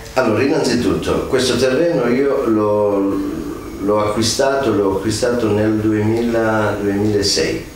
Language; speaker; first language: Italian; native; Italian